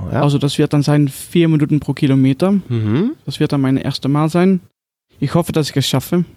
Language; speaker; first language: German; non-native, learner; Dutch